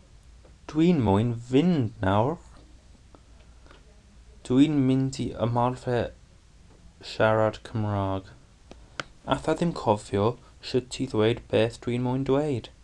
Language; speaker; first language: Welsh; non-native, learner; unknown